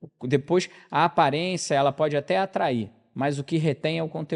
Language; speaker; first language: Portuguese; native; Portuguese